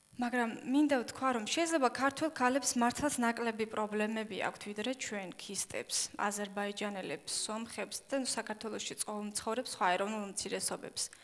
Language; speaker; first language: Georgian; non-native, local second language; Chechen